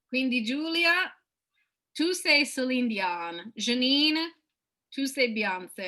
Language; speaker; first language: Italian; non-native, fluent; English